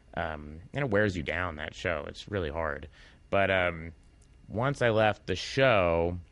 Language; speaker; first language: English; native; English